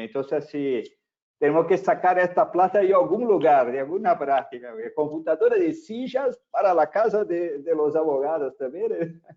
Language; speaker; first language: Spanish; non-native, fluent; Portuguese